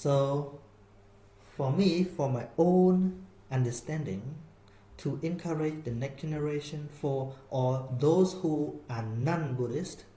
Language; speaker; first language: English; non-native, fluent; Khmer